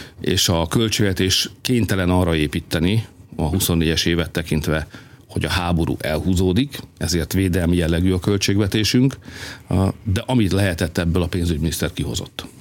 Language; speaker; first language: Hungarian; native; Hungarian